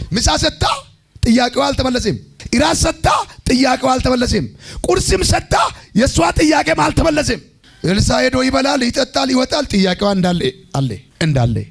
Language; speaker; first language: Amharic; non-native, local second language; Oromo